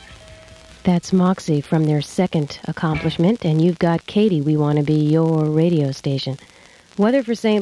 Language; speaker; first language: English; native; English